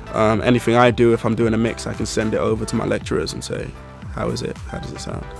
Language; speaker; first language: English; native; English